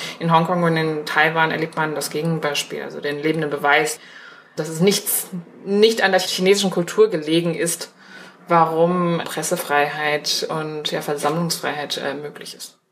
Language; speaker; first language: German; early bilingual, other home language; Chinese